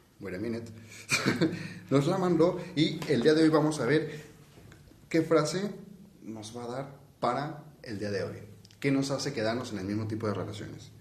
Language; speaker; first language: Spanish; native; Spanish